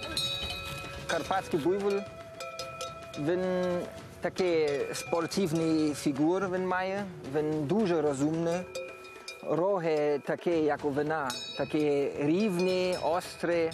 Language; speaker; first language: Ukrainian; non-native, learner; German